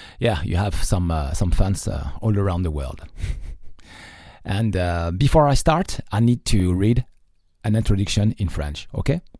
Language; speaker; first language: English; non-native, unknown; French